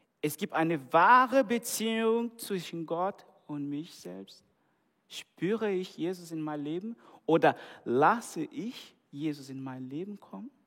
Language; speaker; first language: German; non-native, fluent; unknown